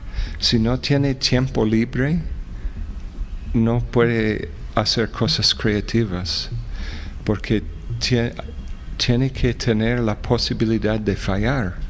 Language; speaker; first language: Spanish; non-native, fluent; English